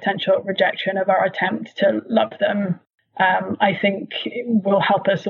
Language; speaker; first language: English; native; English